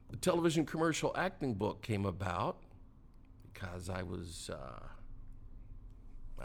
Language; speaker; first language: English; native; English